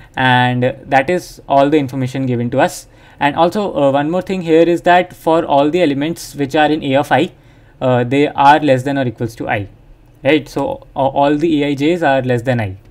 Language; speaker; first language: English; non-native, local second language; Hindi